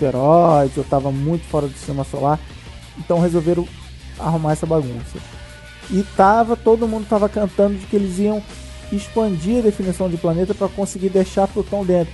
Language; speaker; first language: Portuguese; native; Portuguese